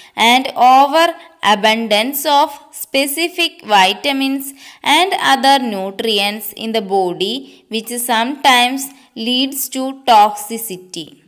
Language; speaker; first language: English; non-native, local second language; Malayalam